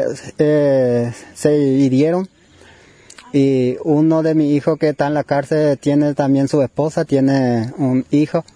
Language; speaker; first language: Spanish; non-native, local second language; Guarani